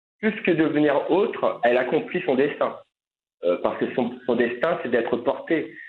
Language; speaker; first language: French; native; French